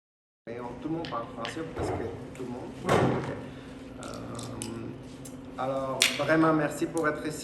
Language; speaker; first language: French; non-native, fluent; Spanish